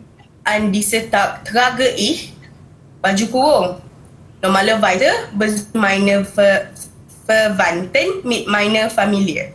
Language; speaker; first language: German; non-native, learner; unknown